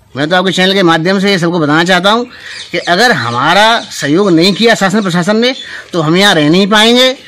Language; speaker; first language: Hindi; native; Hindi